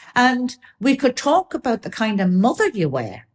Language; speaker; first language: English; native; English